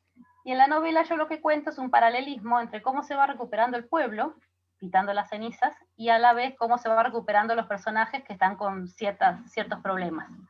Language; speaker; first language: Spanish; native; Spanish